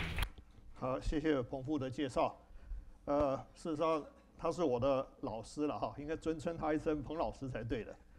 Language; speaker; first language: Chinese; native; Chinese